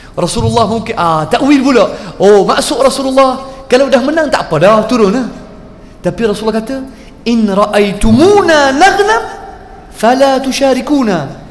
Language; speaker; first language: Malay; non-native, fluent; Arabic